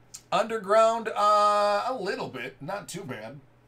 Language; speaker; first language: English; native; English